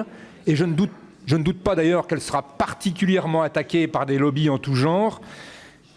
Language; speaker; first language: French; native; French